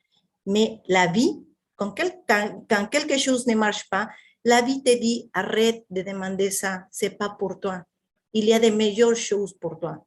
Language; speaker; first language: French; non-native, fluent; Spanish